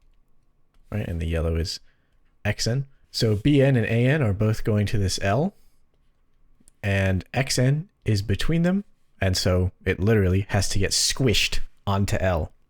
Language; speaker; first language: English; native; English